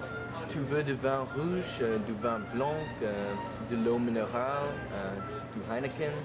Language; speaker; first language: French; non-native, learner; English